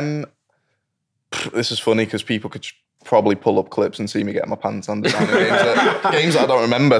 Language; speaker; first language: English; native; English